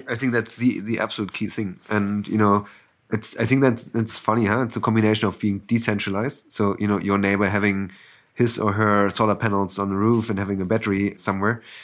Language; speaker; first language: English; non-native, fluent; German